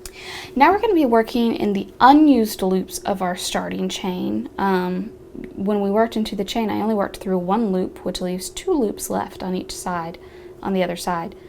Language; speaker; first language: English; native; English